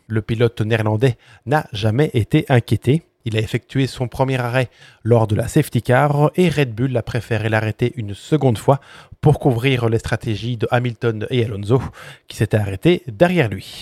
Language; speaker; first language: French; native; French